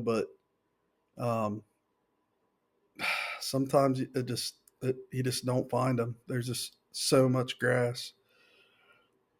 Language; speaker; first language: English; native; English